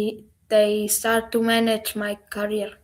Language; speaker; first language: English; non-native, learner; German